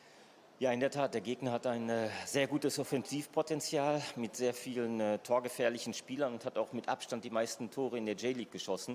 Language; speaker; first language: German; native; German